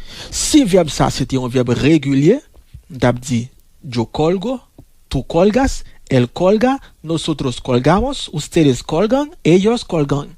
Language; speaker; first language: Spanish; non-native, fluent; Haitian Creole